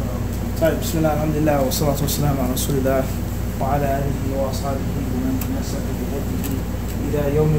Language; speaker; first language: Arabic; non-native, fluent; English